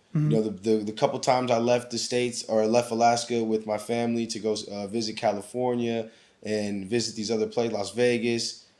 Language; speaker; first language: English; native; English